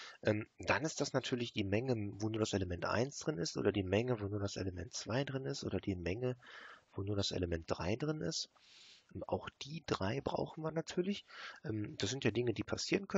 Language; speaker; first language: German; native; German